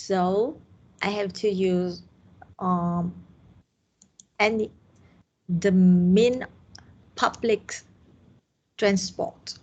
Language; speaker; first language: English; non-native, learner; Vietnamese